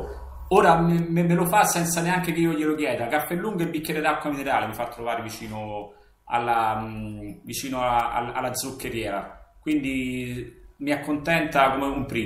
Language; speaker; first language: Italian; native; Italian